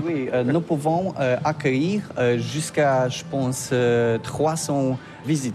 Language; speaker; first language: French; non-native, learner; German